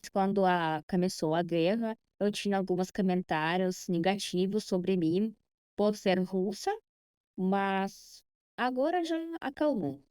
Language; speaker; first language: Portuguese; non-native, fluent; Russian